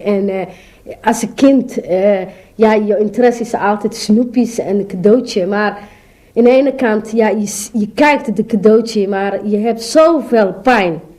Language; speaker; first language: Dutch; non-native, learner; Somali